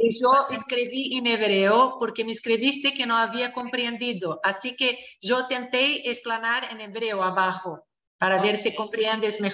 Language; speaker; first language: Spanish; non-native, fluent; Portuguese